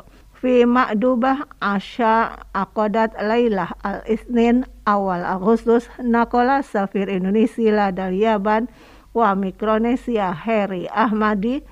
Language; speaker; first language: Arabic; non-native, fluent; Indonesian